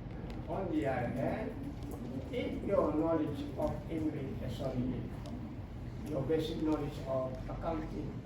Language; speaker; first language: English; non-native, fluent; Indonesian